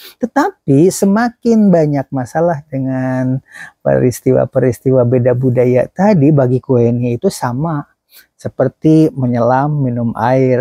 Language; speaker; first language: Indonesian; native; Indonesian